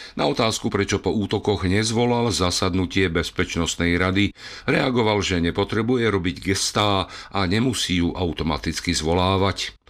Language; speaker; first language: Slovak; native; Slovak